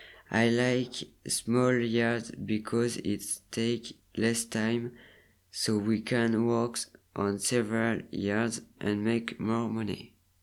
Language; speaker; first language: English; non-native, learner; French